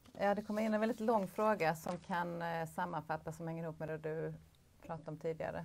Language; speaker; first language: Swedish; native; Swedish